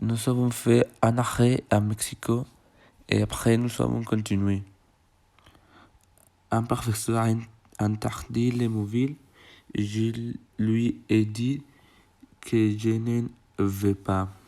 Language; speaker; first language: French; non-native, learner; Spanish